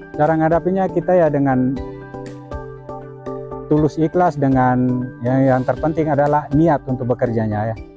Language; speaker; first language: Indonesian; non-native, local second language; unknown